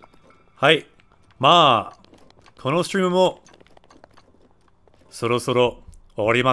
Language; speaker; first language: Japanese; non-native, fluent; English